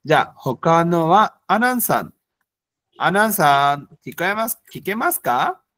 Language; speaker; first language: Japanese; non-native, fluent; Bangla